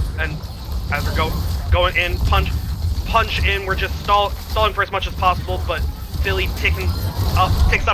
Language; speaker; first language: English; native; English